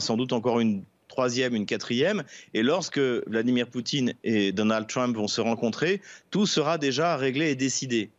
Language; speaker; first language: French; native; French